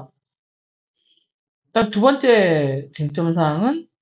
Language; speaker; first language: Korean; native; Korean